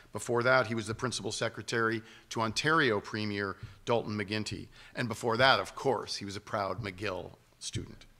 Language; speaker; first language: English; native; English